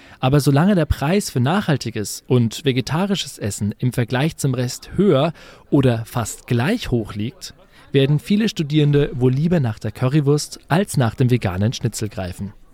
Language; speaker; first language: German; native; German